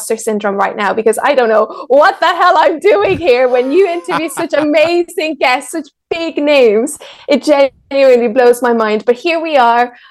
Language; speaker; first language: English; early bilingual, other home language; Spanish